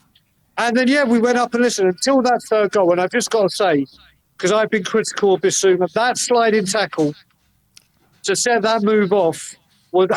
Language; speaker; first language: English; native; English